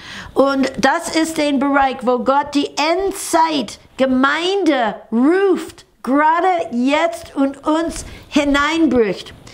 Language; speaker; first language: German; non-native, fluent; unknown